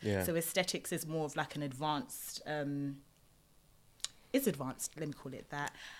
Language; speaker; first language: English; native; English